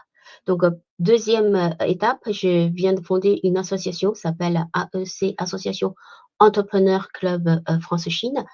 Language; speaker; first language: French; non-native, fluent; Chinese